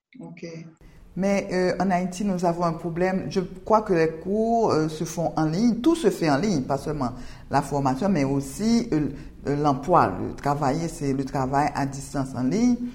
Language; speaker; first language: French; non-native, local second language; Haitian Creole